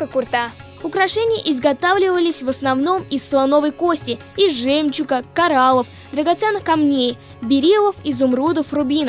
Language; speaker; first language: Russian; native; Russian